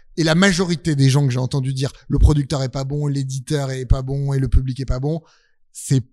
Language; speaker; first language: French; native; French